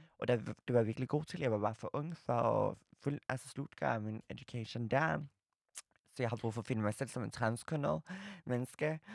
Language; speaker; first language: Danish; non-native, fluent; Swedish